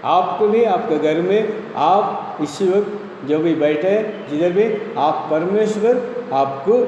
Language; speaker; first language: Hindi; non-native, local second language; Tamil